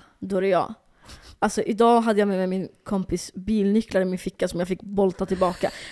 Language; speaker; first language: Swedish; early bilingual, other home language; Somali